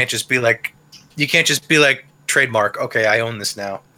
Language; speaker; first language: English; native; English